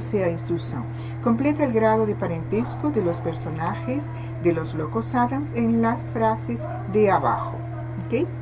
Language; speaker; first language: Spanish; non-native, fluent; Portuguese